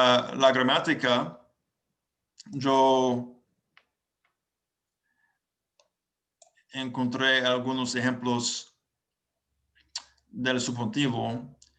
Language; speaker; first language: Spanish; non-native, learner; English